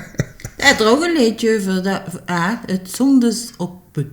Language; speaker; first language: Dutch; native; Dutch